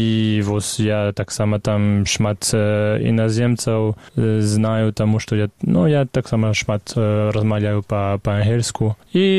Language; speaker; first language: Belarusian; non-native, fluent; French